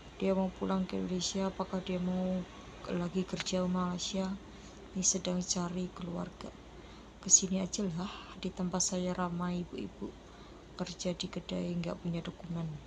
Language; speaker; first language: Indonesian; non-native, local second language; Javanese